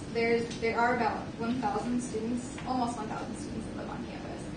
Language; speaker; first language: English; native; English